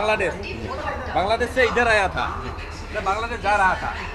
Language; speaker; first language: Hindi; non-native, local second language; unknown